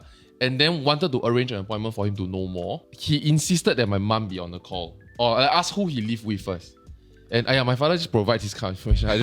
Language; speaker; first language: English; native; English